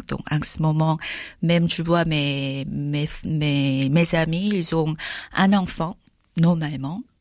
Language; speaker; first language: French; non-native, learner; Korean